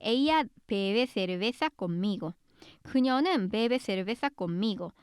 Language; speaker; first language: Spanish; non-native, fluent; Korean